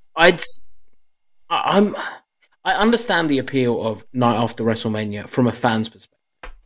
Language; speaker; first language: English; native; English